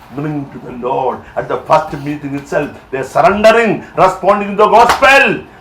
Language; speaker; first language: English; non-native, local second language; Malayalam